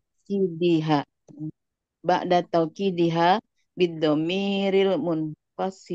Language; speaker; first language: Arabic; non-native, learner; Indonesian